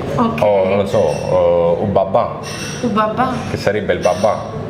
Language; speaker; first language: Italian; non-native, local second language; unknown